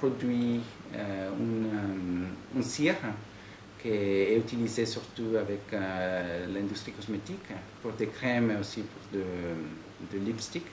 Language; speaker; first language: French; non-native, fluent; Spanish